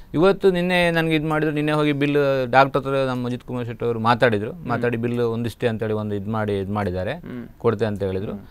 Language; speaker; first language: Kannada; native; Kannada